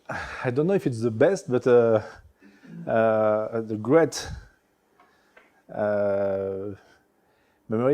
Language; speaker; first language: English; non-native, learner; French